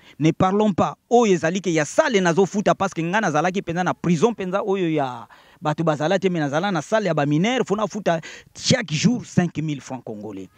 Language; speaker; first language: Lingala; non-native, local second language; Kongo